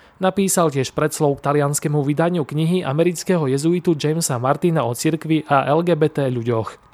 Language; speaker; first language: Slovak; native; Slovak